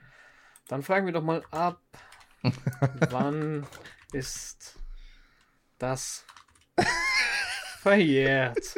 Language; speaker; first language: German; native; German